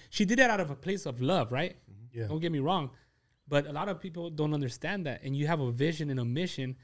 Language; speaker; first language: English; early bilingual, other home language; Spanish